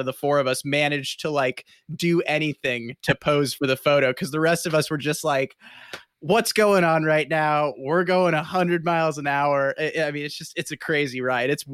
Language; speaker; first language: English; native; English